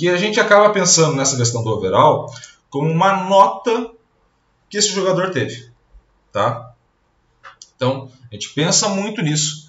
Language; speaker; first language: Portuguese; native; Portuguese